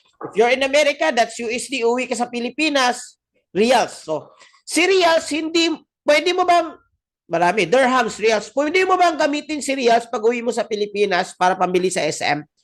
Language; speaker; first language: Filipino; non-native, local second language; Cebuano